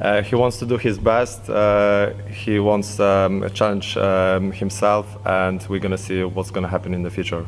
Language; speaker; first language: English; non-native, fluent; Polish